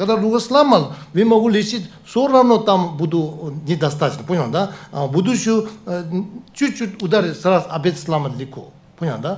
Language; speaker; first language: Russian; non-native, learner; Tibetan